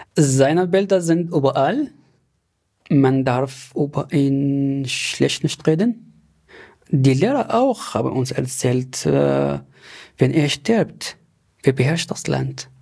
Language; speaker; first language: German; non-native, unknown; Arabic